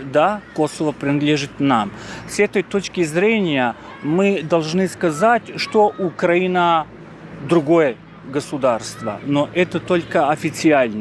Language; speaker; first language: Russian; non-native, fluent; Serbian